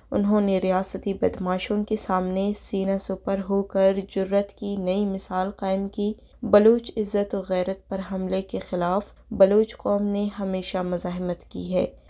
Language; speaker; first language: Urdu; non-native, local second language; Baluchi